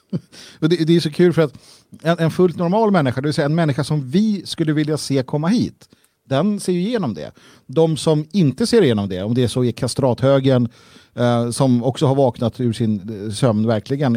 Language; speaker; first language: Swedish; native; Swedish